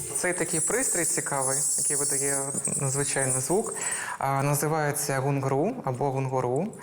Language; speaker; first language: Ukrainian; non-native, fluent; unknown